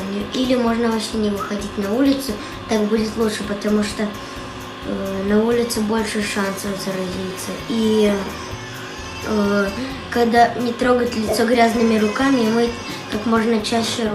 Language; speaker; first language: Russian; early bilingual, other home language; Kyrgyz